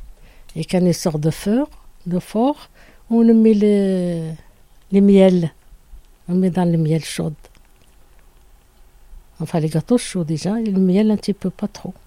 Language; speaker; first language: French; non-native, learner; Arabic